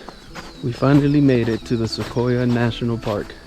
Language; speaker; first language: English; native; English